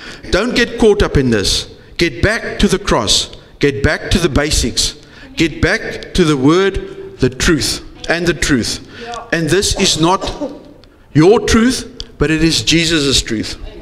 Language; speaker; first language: English; non-native, local second language; Afrikaans